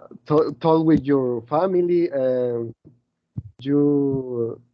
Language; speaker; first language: English; non-native, learner; Spanish